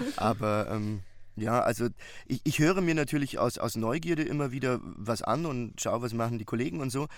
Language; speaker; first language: German; native; German